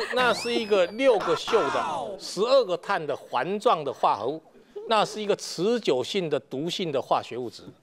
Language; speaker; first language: Chinese; native; Chinese